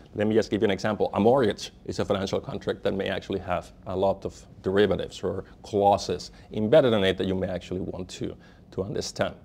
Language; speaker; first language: English; non-native, fluent; Spanish